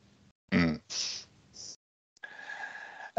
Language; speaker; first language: French; native; French